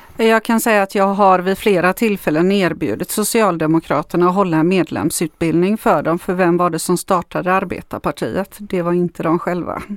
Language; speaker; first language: Swedish; non-native, fluent; Macedonian